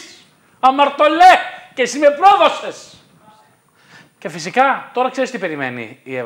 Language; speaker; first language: Greek; native; Greek